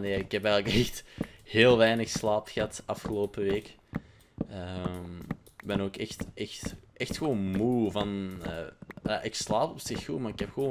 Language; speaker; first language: Dutch; native; Dutch